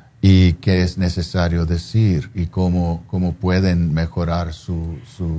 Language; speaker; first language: Spanish; non-native, fluent; English